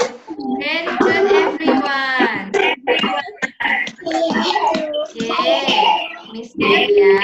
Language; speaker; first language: English; non-native, learner; Indonesian